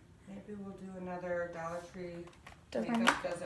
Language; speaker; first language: English; native; English